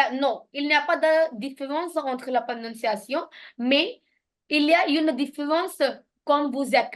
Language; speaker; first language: French; non-native, fluent; Punjabi